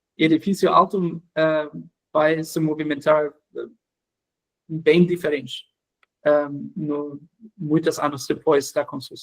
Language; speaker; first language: Portuguese; non-native, fluent; German